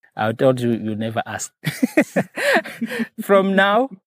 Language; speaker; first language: English; non-native, local second language; Zulu